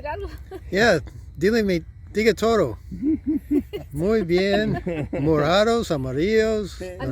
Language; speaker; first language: Spanish; non-native, learner; English